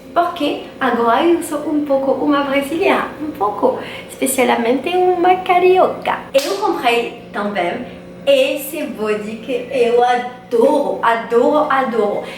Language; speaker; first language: Portuguese; non-native, learner; French